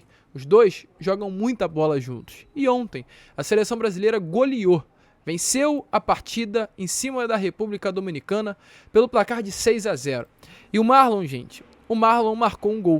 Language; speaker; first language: Portuguese; native; Portuguese